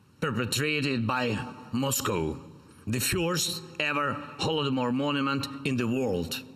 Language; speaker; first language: English; non-native, fluent; Ukrainian